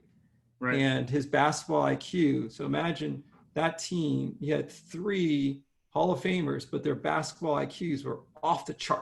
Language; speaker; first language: English; native; English